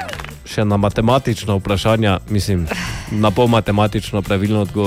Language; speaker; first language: Slovenian; native; Slovenian